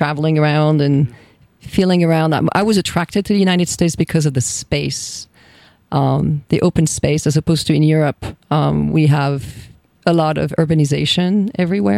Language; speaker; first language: English; non-native, fluent; French